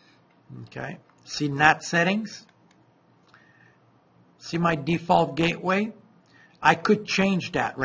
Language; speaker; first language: English; non-native, fluent; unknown